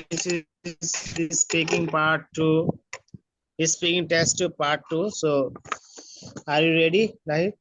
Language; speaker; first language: English; non-native, learner; Bangla